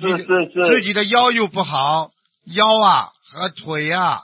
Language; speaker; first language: Chinese; native; Chinese